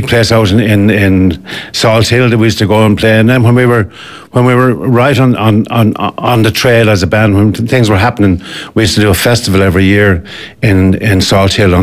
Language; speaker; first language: English; native; English